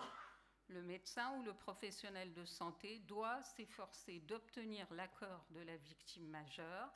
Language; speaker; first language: French; native; French